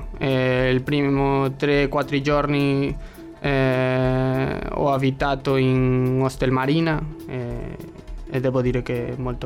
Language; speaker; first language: Italian; non-native, learner; Spanish